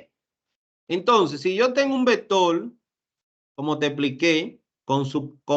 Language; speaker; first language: Spanish; native; Spanish